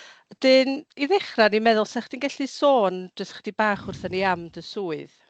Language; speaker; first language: Welsh; native; Welsh